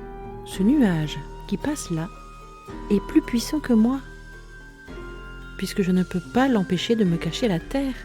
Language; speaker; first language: French; native; French